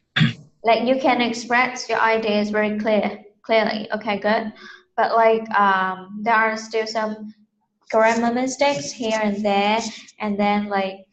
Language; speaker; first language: English; non-native, fluent; Vietnamese